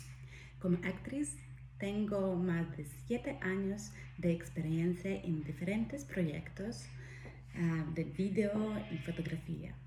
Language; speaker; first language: Spanish; non-native, fluent; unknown